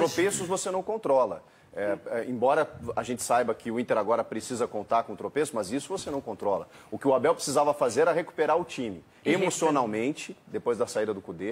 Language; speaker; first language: Portuguese; native; Portuguese